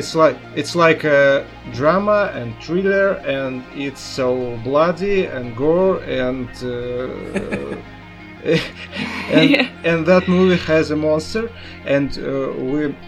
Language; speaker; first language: English; non-native, learner; Russian